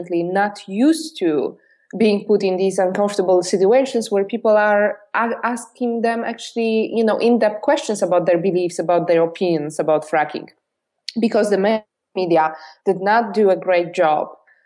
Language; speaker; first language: English; non-native, fluent; Polish